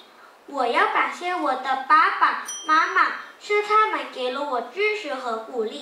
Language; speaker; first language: Chinese; non-native, learner; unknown